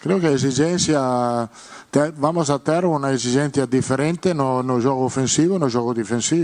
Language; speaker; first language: Portuguese; non-native, learner; Spanish